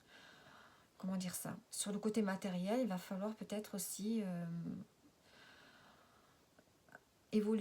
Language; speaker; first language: French; native; French